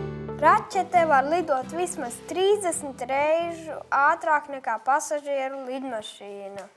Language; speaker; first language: Latvian; early bilingual, heritage; Latvian